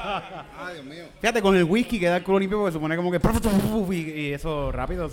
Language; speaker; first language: Spanish; native; Spanish